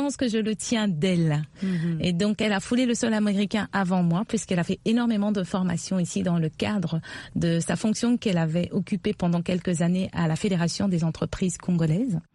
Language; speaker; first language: French; non-native, local second language; Lingala